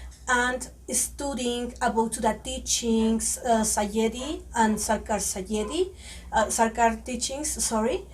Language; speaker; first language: English; non-native, learner; Spanish